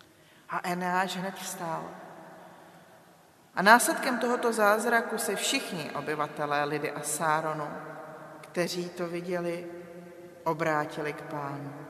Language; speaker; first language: Czech; native; Czech